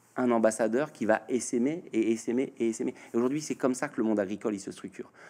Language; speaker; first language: French; native; French